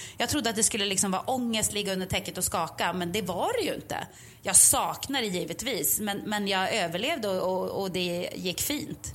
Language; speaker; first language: Swedish; native; Swedish